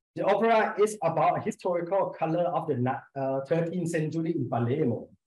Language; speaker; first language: English; non-native, learner; Thai